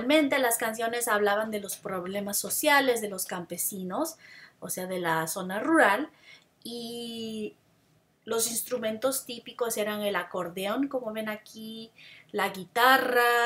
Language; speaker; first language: Spanish; non-native, fluent; English